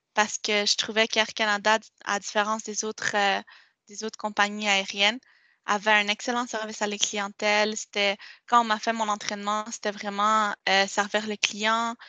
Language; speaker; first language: French; non-native, local second language; Spanish